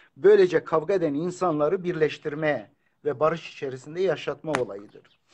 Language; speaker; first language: Turkish; non-native, local second language; Kurdish